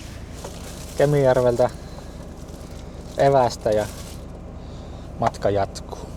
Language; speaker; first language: Finnish; native; Finnish